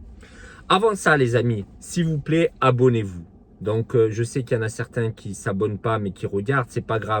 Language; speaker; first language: French; native; French